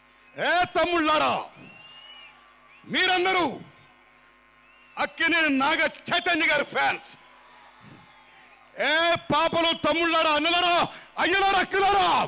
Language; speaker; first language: Telugu; native; Telugu